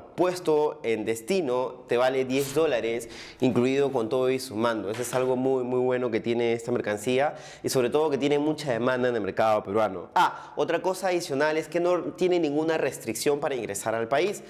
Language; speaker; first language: Spanish; native; Spanish